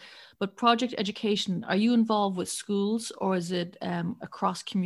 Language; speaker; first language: English; native; English